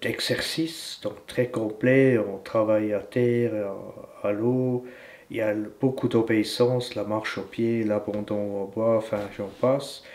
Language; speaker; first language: French; native; French